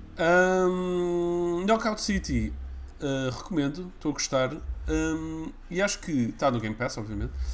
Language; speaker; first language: Portuguese; early bilingual, other home language; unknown